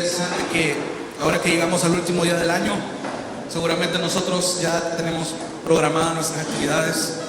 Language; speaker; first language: Spanish; native; Spanish